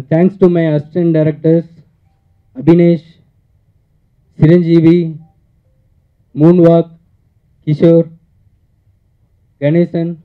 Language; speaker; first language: Telugu; early bilingual, heritage; Telugu